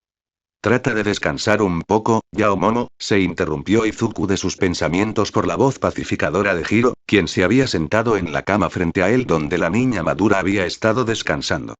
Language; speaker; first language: Spanish; native; Spanish